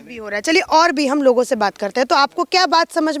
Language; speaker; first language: Hindi; native; Hindi